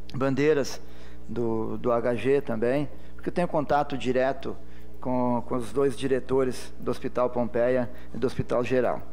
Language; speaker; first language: Portuguese; native; Portuguese